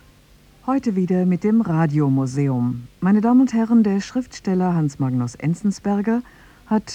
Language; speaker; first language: German; native; German